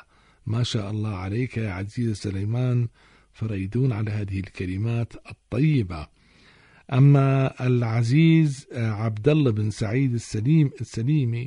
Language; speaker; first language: Arabic; native; Arabic